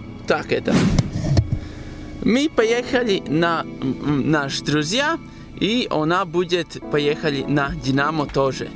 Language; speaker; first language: Russian; non-native, learner; Latvian